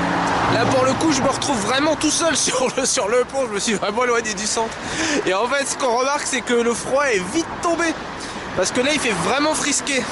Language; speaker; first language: French; native; French